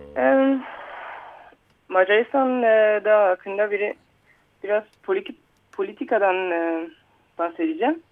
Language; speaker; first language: Turkish; early bilingual, heritage; Turkish